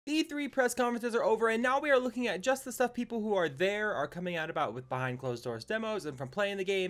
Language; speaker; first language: English; native; English